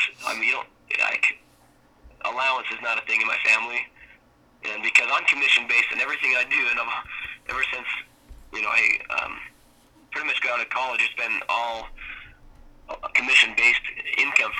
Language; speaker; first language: English; native; English